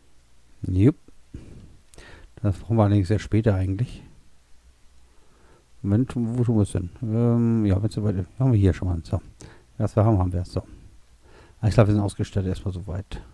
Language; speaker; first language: German; native; German